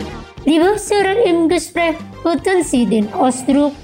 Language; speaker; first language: German; non-native, fluent; Indonesian